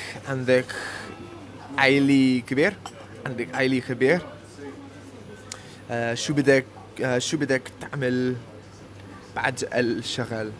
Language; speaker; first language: Arabic; non-native, learner; English